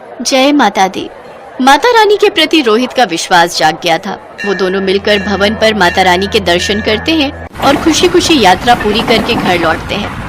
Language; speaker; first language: Hindi; native; Hindi